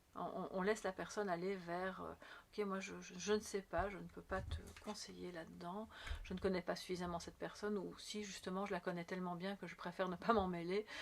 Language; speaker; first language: French; native; French